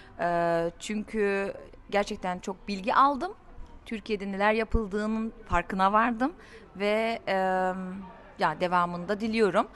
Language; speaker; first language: Turkish; early bilingual, heritage; Turkish